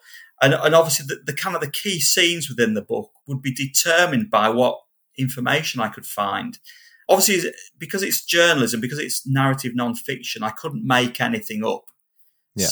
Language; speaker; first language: English; native; English